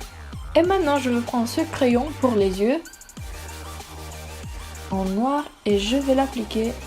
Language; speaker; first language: French; non-native, fluent; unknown